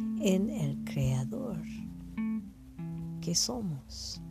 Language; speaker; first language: Spanish; non-native, fluent; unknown